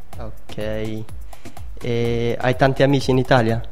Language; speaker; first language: Italian; non-native, learner; Persian